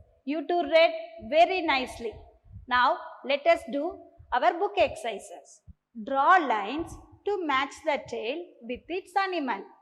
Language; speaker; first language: English; non-native, local second language; Tamil